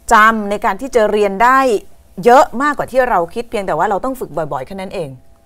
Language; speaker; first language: Thai; native; Thai